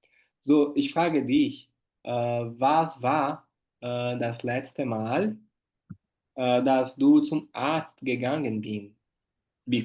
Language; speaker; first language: German; non-native, fluent; Portuguese